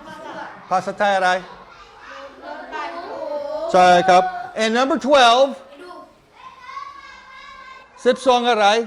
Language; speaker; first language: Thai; non-native, learner; English